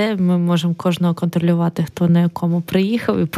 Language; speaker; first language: Ukrainian; native; Ukrainian